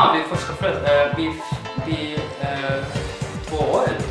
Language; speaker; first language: Swedish; non-native, learner; Spanish